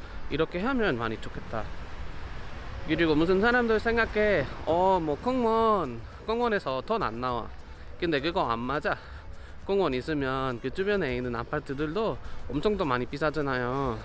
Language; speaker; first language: Korean; non-native, learner; Spanish